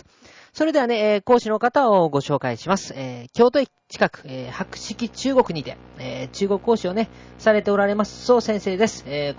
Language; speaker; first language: Japanese; native; Japanese